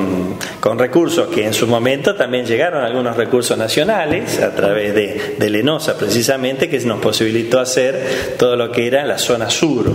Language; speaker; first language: Spanish; native; Spanish